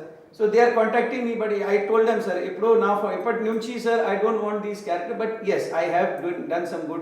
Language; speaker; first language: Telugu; non-native, local second language; Hindi